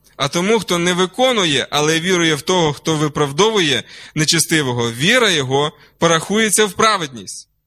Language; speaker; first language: Ukrainian; non-native, local second language; Russian